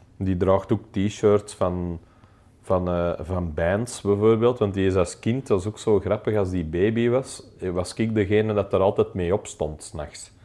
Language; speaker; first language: Dutch; non-native, local second language; English